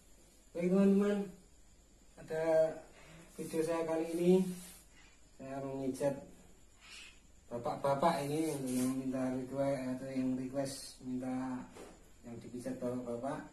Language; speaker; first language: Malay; non-native, local second language; Javanese